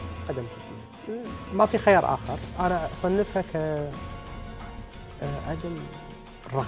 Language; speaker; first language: Arabic; native; Arabic